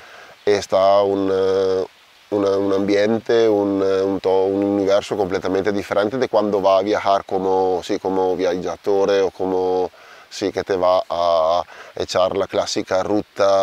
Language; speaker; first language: Spanish; non-native, learner; Italian